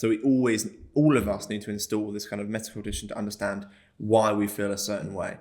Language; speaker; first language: English; native; English